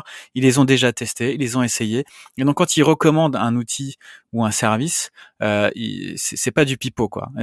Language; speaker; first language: French; native; French